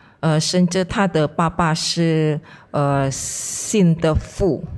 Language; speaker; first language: Chinese; non-native, fluent; Indonesian